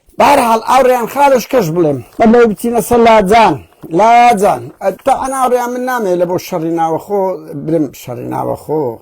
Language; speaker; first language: Central Kurdish; early bilingual, heritage; Central Kurdish